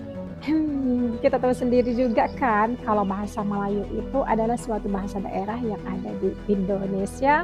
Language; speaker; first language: Indonesian; native; Indonesian